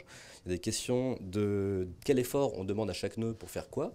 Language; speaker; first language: French; native; French